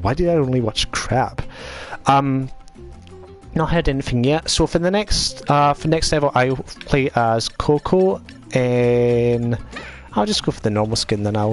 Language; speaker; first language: English; native; English